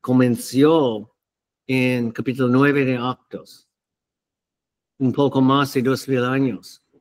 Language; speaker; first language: Spanish; non-native, fluent; English